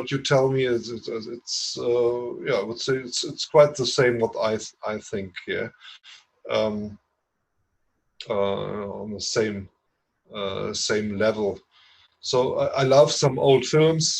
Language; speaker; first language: English; non-native, fluent; German